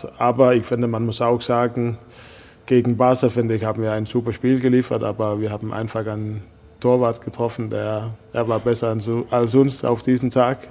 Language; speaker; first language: German; non-native, fluent; Danish